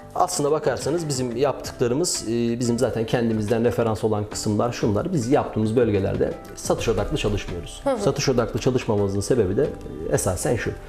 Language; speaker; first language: Turkish; native; Turkish